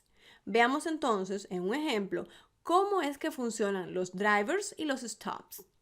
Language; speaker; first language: Spanish; native; Spanish